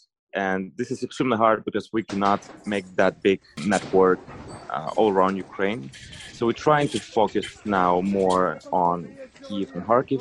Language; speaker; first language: English; non-native, fluent; Ukrainian